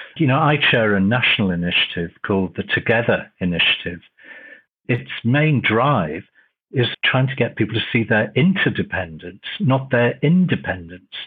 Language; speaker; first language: English; native; English